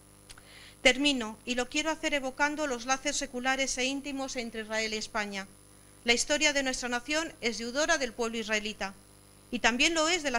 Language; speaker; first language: Spanish; native; Spanish